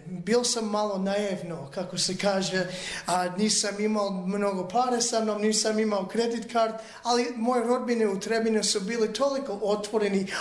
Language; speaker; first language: Serbian; early bilingual, other home language; English